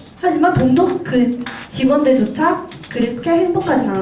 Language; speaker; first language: Korean; native; Korean